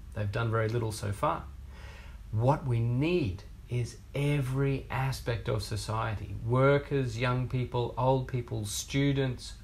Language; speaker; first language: English; native; English